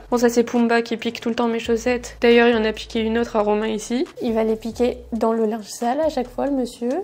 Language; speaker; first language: French; native; French